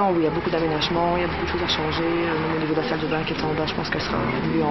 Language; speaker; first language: French; native; French